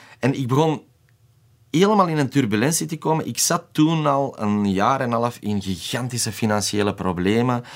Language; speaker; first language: Dutch; native; Dutch